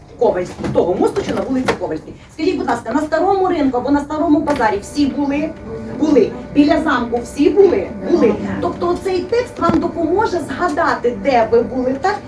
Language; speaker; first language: Ukrainian; native; Ukrainian